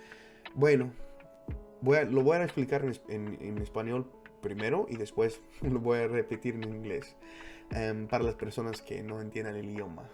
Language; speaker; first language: Spanish; non-native, fluent; English